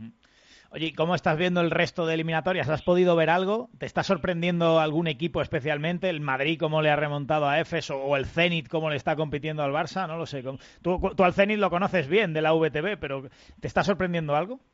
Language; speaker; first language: Spanish; native; Spanish